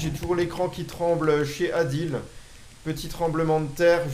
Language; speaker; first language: French; native; French